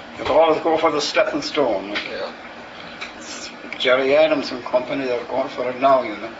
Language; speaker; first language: English; native; English